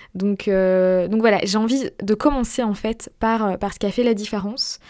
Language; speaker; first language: French; native; French